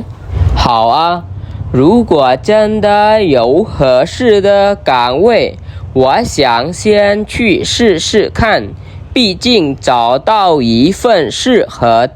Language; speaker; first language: Chinese; non-native, fluent; Khmer